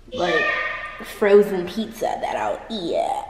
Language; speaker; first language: English; native; English